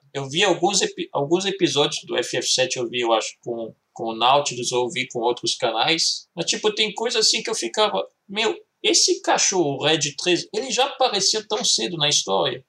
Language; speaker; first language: Portuguese; early bilingual, heritage; Portuguese